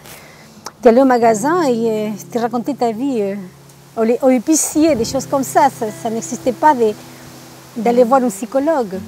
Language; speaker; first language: French; native; French